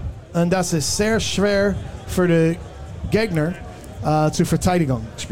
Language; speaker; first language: German; non-native, learner; English